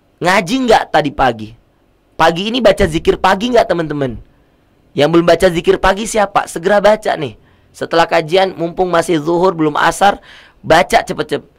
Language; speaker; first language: Indonesian; native; Indonesian